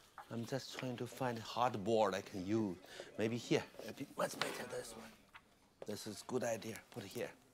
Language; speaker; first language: English; non-native, fluent; Chinese